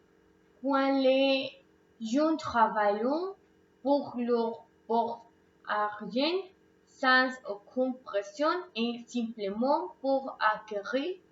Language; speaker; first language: French; non-native, learner; Spanish